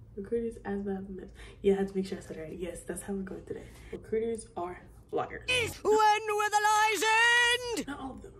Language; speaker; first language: English; native; English